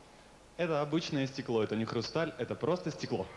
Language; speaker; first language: Russian; native; Russian